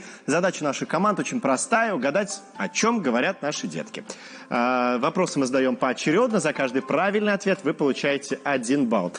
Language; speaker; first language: Russian; native; Russian